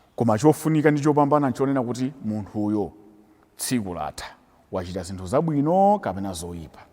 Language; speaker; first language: Nyanja; native; Nyanja